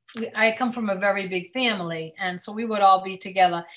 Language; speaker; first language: English; native; English